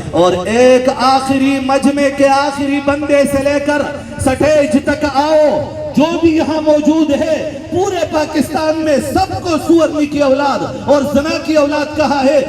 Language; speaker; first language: Urdu; non-native, local second language; Pashto